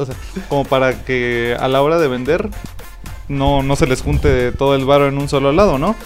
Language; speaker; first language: Spanish; native; Spanish